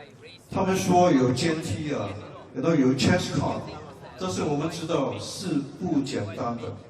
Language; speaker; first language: Chinese; non-native, local second language; English